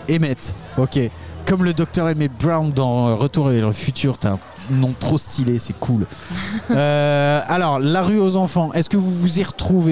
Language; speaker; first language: French; native; French